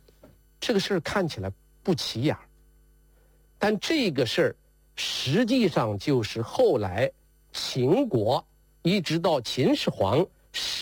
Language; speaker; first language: Chinese; native; Chinese